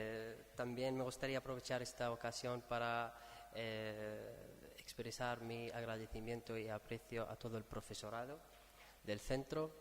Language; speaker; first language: Spanish; non-native, fluent; Arabic